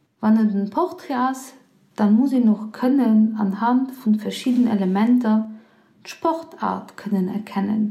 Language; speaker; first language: Luxembourgish; non-native, fluent; Polish